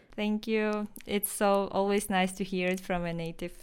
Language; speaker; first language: English; non-native, fluent; Yakut